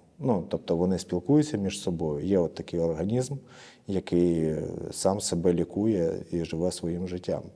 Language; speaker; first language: Ukrainian; native; Ukrainian